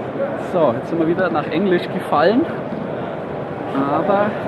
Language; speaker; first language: German; native; German